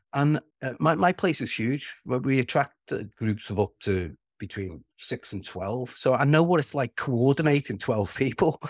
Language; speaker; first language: English; native; English